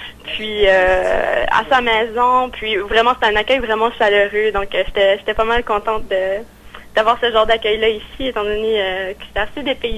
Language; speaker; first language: French; native; French